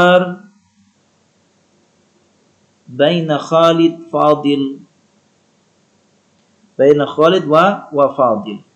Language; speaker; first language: Arabic; non-native, learner; Indonesian